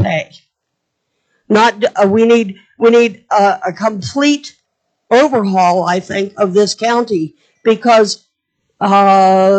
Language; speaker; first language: English; native; English